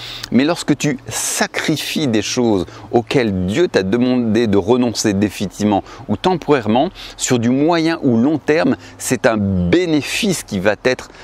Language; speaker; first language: French; native; French